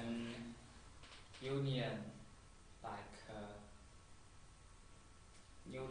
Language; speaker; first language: English; non-native, learner; Chinese